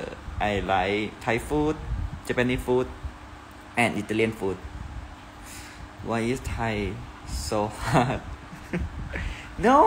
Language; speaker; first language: English; non-native, learner; Thai